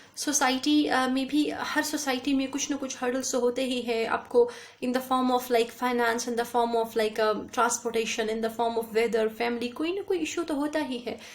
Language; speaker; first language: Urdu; native; Urdu